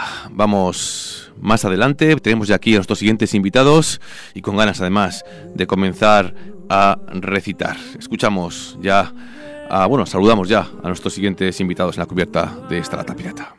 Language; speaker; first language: Spanish; native; Spanish